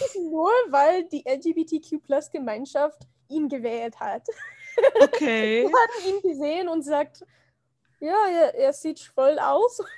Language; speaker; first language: German; non-native, fluent; English